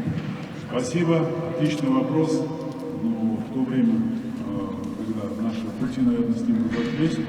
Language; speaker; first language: Russian; native; Russian